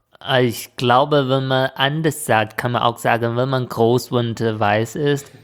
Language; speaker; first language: German; non-native, fluent; Chinese